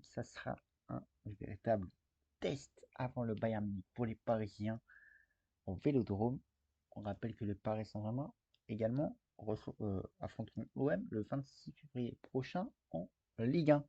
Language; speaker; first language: French; native; French